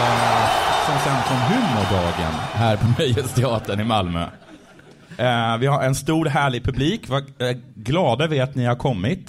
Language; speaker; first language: Swedish; native; Swedish